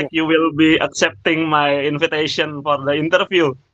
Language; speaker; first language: English; non-native, learner; Indonesian